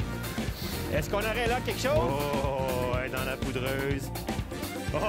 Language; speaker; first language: French; native; French